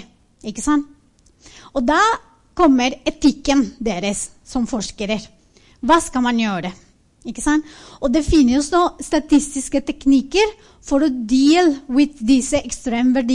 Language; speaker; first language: Norwegian; non-native, fluent; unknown